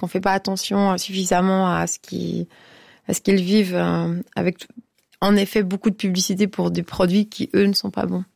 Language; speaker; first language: French; native; French